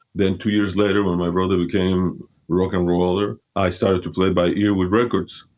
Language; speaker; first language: English; early bilingual, other home language; Spanish